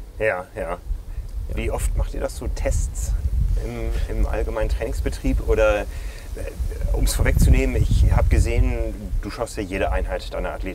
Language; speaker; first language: German; native; German